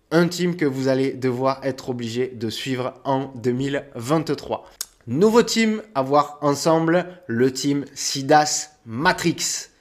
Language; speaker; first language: French; native; French